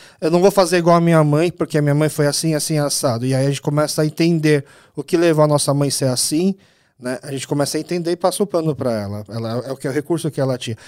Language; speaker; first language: Portuguese; early bilingual, other home language; Korean